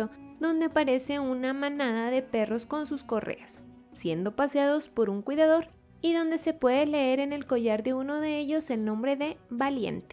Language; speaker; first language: Spanish; native; Spanish